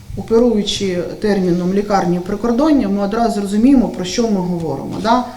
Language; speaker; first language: Ukrainian; native; Ukrainian